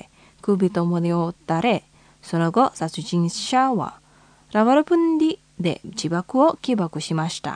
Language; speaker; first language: Japanese; non-native, fluent; Indonesian